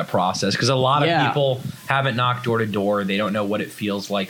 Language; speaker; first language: English; native; English